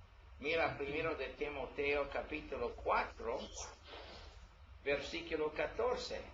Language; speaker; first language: Spanish; non-native, learner; English